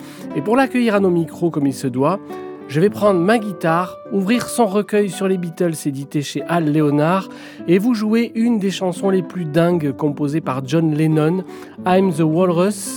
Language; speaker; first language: French; native; French